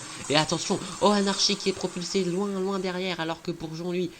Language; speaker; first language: French; native; French